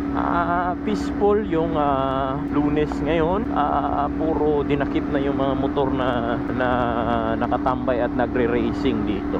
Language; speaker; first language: Filipino; non-native, local second language; Cebuano